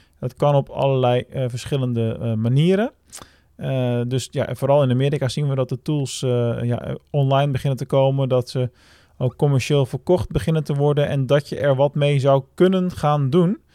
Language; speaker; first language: Dutch; native; Dutch